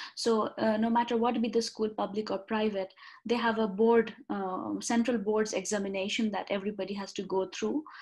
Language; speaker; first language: English; non-native, local second language; Bangla